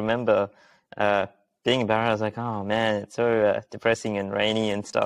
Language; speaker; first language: English; early bilingual, other home language; Sinhala